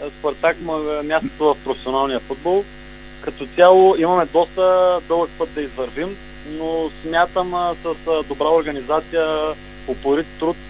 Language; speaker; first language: Bulgarian; native; Bulgarian